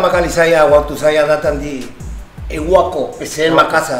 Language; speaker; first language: Indonesian; non-native, learner; Spanish